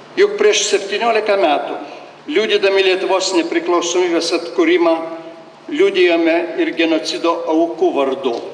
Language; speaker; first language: Lithuanian; native; Lithuanian